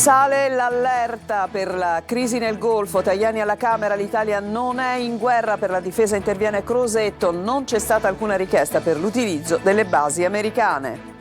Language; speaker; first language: Italian; native; Italian